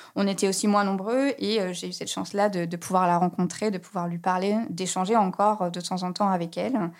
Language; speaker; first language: French; native; French